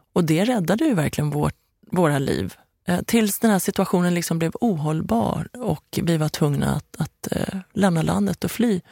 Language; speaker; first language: Swedish; early bilingual, other home language; Persian